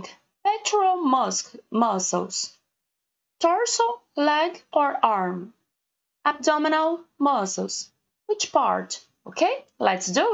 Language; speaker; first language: English; non-native, learner; Portuguese